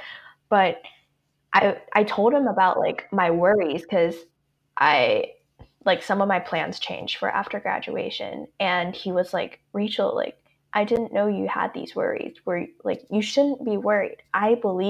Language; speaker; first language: English; non-native, local second language; Cantonese